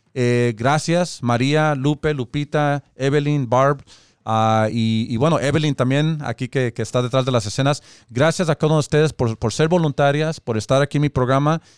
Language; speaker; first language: Spanish; early bilingual, heritage; Spanish